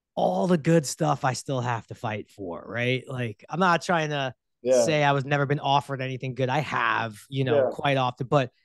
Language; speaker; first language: English; native; English